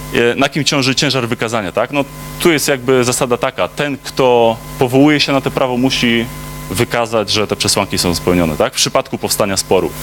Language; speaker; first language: Polish; native; Polish